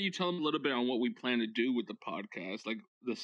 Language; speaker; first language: English; native; English